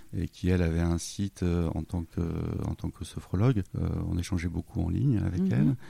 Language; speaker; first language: French; native; French